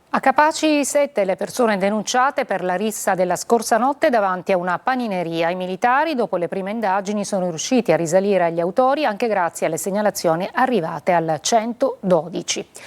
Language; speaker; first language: Italian; native; Italian